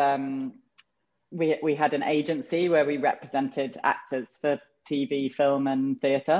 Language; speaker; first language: English; native; English